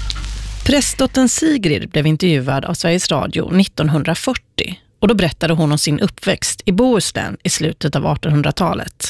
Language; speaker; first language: Swedish; native; Swedish